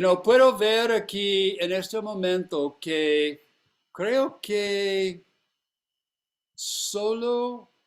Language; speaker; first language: Spanish; non-native, fluent; English